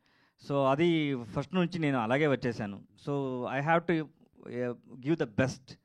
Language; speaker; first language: Telugu; non-native, learner; Kannada